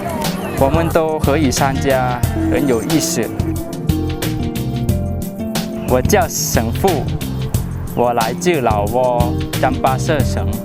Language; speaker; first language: Chinese; non-native, learner; Lao